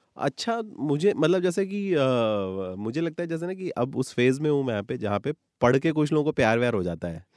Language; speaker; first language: Hindi; native; Hindi